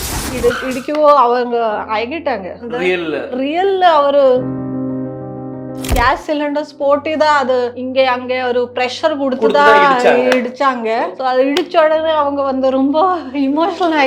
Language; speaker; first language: Tamil; non-native, learner; Malayalam